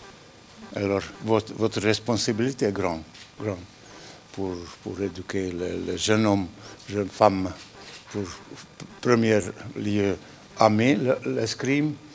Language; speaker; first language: French; non-native, learner; Hungarian